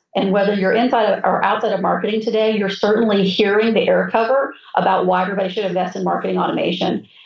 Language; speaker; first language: English; native; English